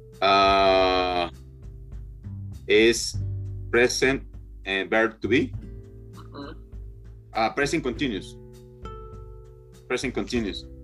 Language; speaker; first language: English; non-native, learner; Spanish